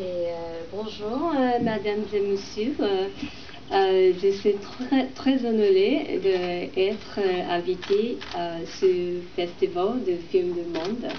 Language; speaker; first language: French; non-native, learner; Japanese